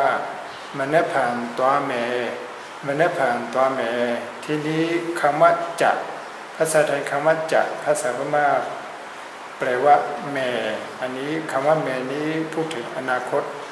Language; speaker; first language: Thai; non-native, fluent; Burmese